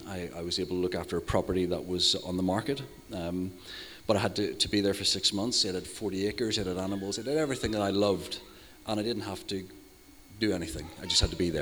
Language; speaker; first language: English; native; English